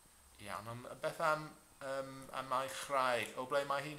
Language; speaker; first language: Welsh; non-native, fluent; English